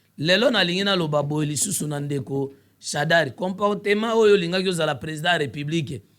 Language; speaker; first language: Lingala; native; Lingala